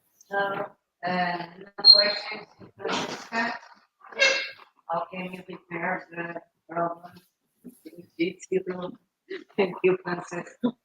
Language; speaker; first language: English; non-native, fluent; Portuguese